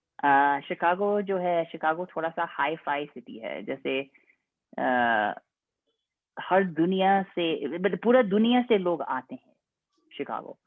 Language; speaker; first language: Hindi; non-native, fluent; English